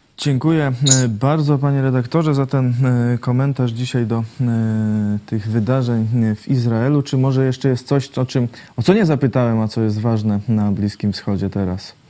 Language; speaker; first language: Polish; native; Polish